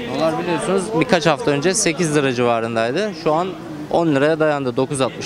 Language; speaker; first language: Turkish; native; Turkish